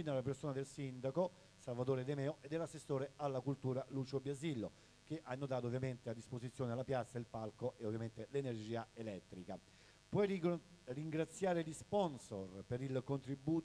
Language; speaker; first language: Italian; native; Italian